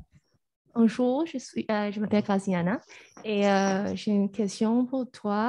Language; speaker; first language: French; non-native, learner; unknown